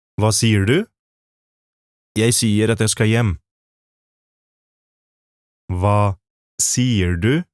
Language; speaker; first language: Norwegian; non-native, fluent; Polish